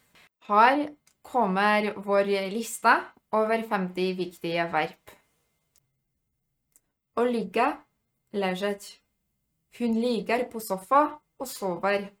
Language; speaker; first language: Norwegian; non-native, fluent; Polish